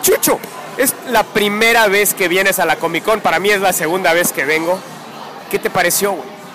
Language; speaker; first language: Spanish; native; Spanish